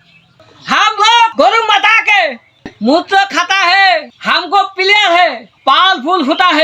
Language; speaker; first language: Hindi; non-native, learner; Bangla